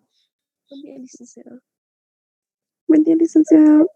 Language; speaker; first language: Spanish; native; Spanish